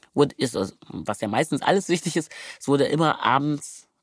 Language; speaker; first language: German; native; German